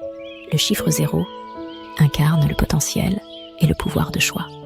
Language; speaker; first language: French; native; French